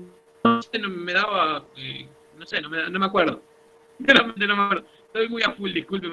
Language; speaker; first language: Spanish; native; Spanish